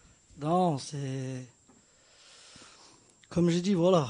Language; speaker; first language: French; native; French